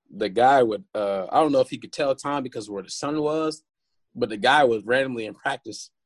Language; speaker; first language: English; native; English